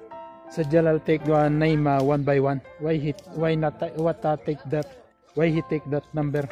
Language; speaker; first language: English; non-native, learner; Filipino